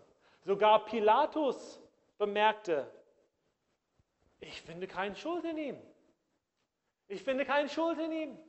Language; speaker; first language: German; non-native, fluent; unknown